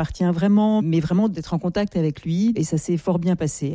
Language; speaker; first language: French; native; French